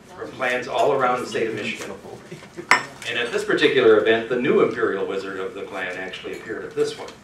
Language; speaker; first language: English; native; English